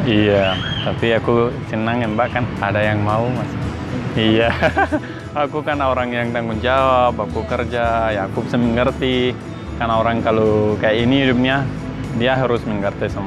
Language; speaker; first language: Indonesian; non-native, learner; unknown